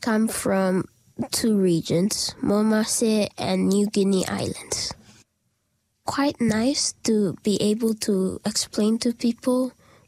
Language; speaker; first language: English; native; English